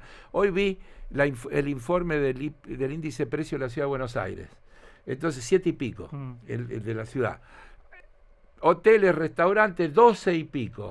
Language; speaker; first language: Spanish; native; Spanish